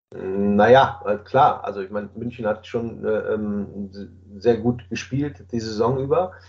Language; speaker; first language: German; native; German